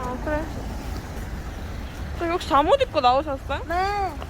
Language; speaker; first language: Korean; native; Korean